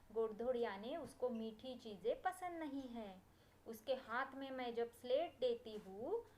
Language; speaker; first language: Hindi; non-native, local second language; Marathi